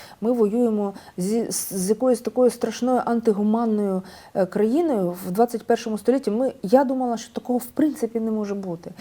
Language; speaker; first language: Ukrainian; native; Ukrainian